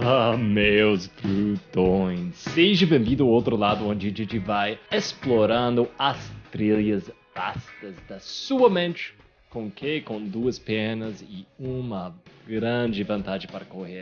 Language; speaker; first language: Portuguese; non-native, fluent; English